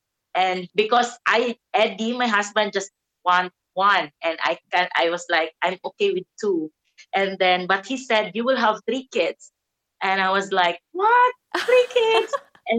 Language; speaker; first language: English; non-native, local second language; Cebuano